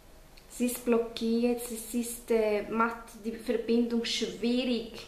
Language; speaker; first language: German; non-native, fluent; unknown